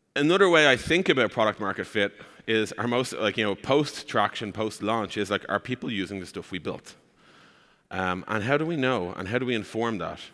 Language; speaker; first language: English; native; English